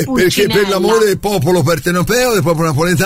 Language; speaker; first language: Italian; native; Italian